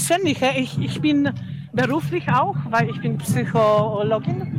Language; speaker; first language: German; non-native, fluent; Polish